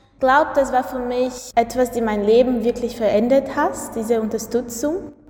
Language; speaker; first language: German; non-native, fluent; Portuguese